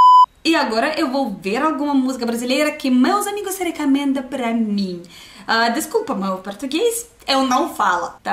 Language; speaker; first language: Portuguese; non-native, learner; Russian